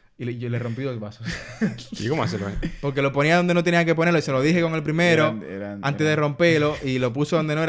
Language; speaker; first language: Spanish; native; Spanish